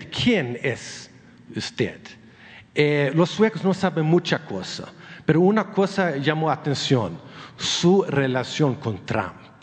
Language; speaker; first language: Spanish; non-native, learner; Swedish